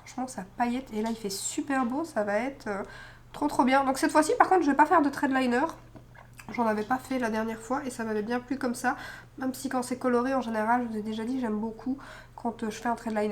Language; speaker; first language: French; native; French